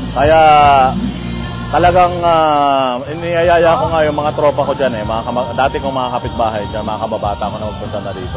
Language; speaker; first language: Filipino; native; Filipino